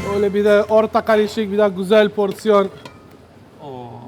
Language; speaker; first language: Turkish; non-native, learner; Italian